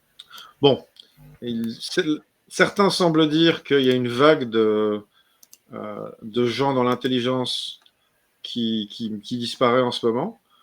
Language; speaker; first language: French; native; French